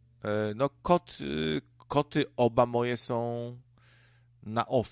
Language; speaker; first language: Polish; native; Polish